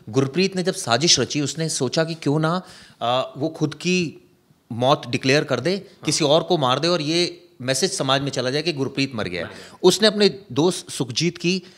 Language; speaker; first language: Hindi; native; Hindi